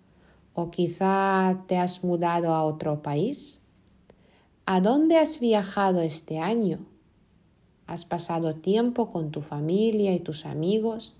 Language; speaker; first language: Spanish; non-native, fluent; Lithuanian